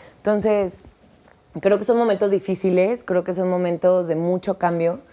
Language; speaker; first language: Spanish; native; Spanish